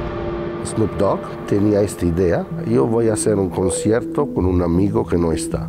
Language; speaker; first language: Spanish; non-native, learner; Italian